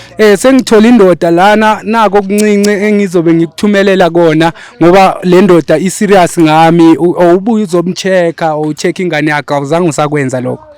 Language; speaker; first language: Zulu; non-native, local second language; Xhosa